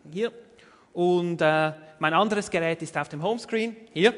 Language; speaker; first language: German; native; German